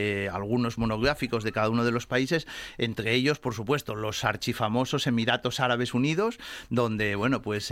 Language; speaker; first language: Spanish; native; Spanish